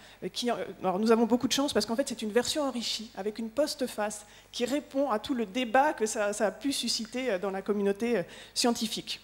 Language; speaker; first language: French; native; French